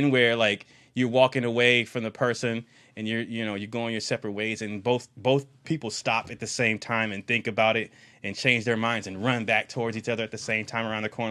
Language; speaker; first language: English; native; English